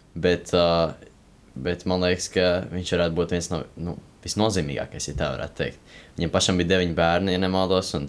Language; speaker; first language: Latvian; native; Latvian